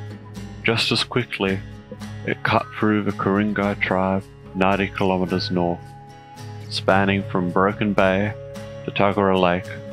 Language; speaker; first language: English; native; English